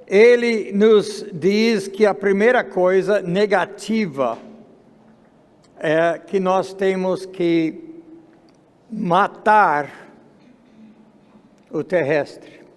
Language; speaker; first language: Portuguese; non-native, fluent; English